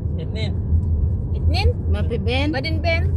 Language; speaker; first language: Arabic; non-native, learner; Filipino